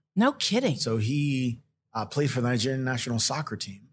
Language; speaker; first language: English; early bilingual, other home language; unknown